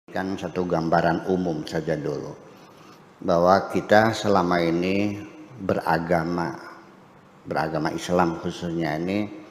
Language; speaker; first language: Indonesian; native; Indonesian